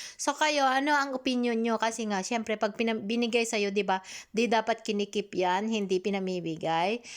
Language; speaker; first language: Filipino; native; Filipino